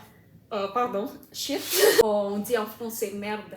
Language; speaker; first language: French; non-native, fluent; Indonesian